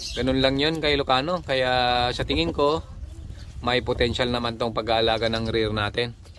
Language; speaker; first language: Filipino; non-native, local second language; Iloko